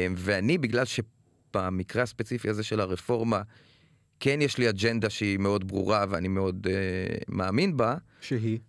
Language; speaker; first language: Hebrew; native; Hebrew